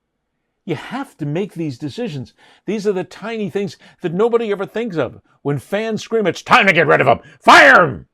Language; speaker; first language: English; native; English